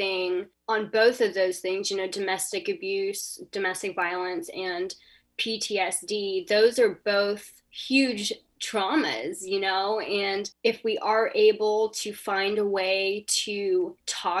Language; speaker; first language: English; native; English